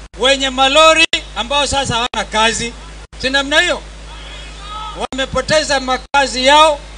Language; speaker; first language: Swahili; non-native, local second language; Kamba